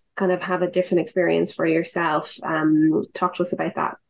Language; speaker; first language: English; native; English